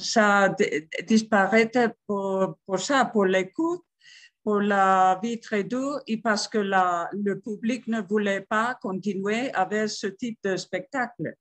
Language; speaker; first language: French; non-native, fluent; Spanish